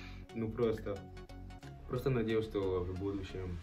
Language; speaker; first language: Russian; non-native, learner; Portuguese